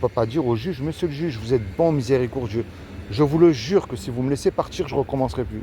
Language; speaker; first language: French; native; French